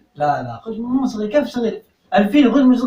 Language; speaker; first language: Arabic; native; Arabic